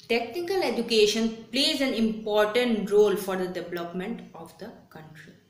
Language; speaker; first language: English; non-native, local second language; Bangla